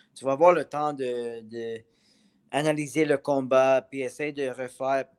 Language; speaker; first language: French; native; French